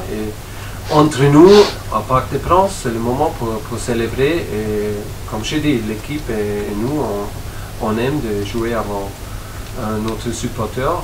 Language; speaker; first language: French; non-native, fluent; German